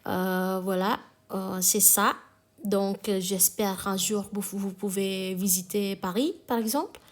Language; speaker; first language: French; non-native, learner; Indonesian